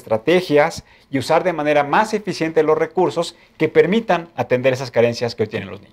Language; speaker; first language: Spanish; native; Spanish